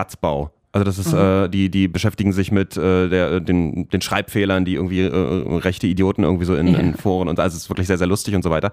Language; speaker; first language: German; native; German